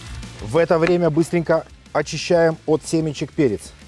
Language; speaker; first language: Russian; native; Russian